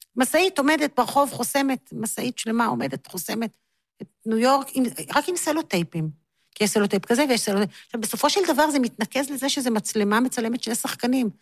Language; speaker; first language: Hebrew; native; Hebrew